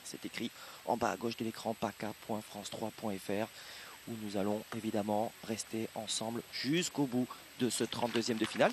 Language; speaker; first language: French; native; French